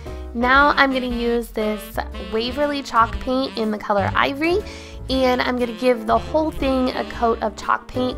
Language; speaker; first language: English; native; English